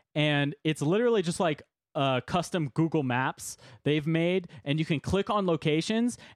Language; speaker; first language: English; native; English